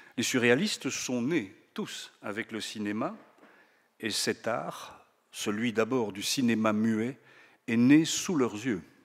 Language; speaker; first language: French; native; French